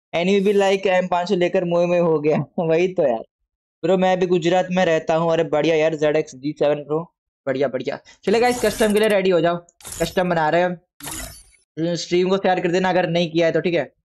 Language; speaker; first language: Hindi; non-native, local second language; Gujarati